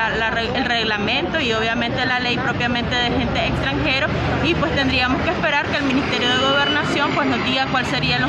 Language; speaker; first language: Spanish; native; Spanish